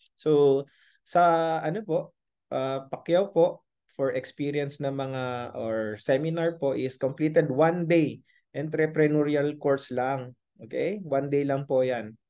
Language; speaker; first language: Filipino; non-native, local second language; Iloko